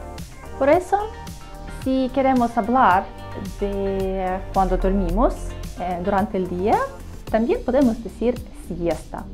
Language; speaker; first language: Spanish; non-native, learner; Russian